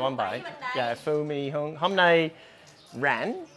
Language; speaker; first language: Vietnamese; non-native, learner; English